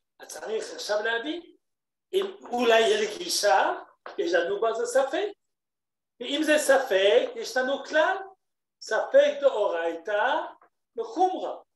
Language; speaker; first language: Hebrew; non-native, fluent; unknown